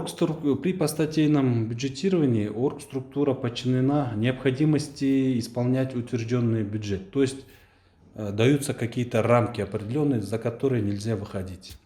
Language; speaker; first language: Russian; non-native, local second language; Kyrgyz